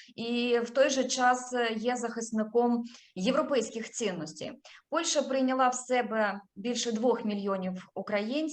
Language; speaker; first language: Ukrainian; native; Ukrainian